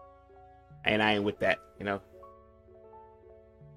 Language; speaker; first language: English; native; English